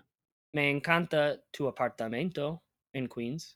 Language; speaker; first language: Spanish; non-native, fluent; English